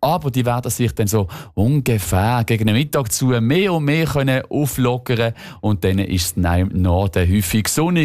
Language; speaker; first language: German; native; German